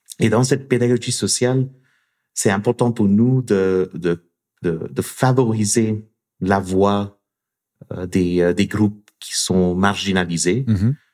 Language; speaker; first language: French; non-native, fluent; English